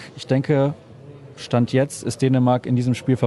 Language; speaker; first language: German; native; German